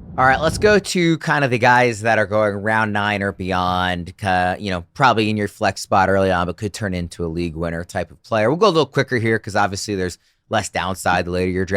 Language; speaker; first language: English; native; English